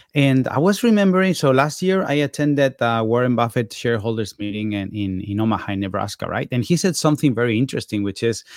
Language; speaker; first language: English; non-native, fluent; Spanish